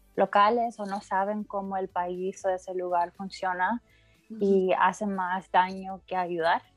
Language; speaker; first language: Spanish; early bilingual, heritage; Spanish